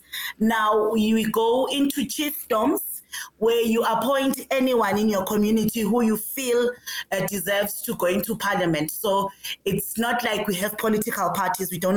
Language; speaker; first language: English; non-native, local second language; Swati